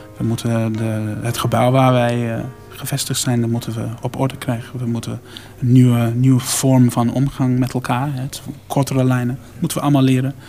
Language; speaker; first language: Dutch; non-native, fluent; English